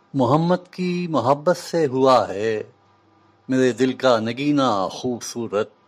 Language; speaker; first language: Urdu; native; Urdu